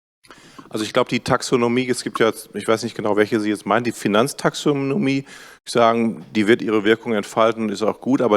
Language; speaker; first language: German; native; German